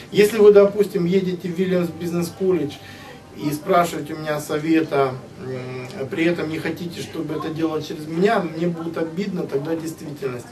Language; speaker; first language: Russian; native; Russian